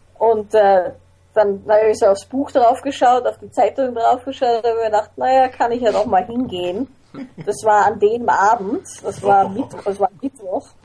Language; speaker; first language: German; native; German